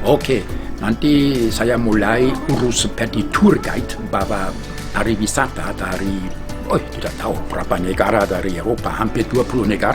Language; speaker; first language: Indonesian; non-native, fluent; German